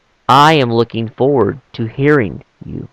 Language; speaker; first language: English; non-native, fluent; Korean